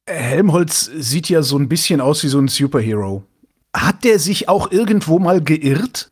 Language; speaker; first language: German; native; German